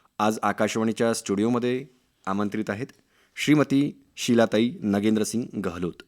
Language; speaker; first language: Marathi; native; Marathi